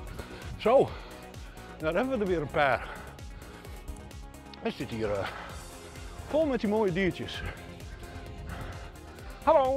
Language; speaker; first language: Dutch; native; Dutch